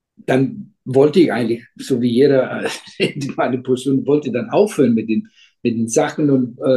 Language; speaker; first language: German; non-native, fluent; Icelandic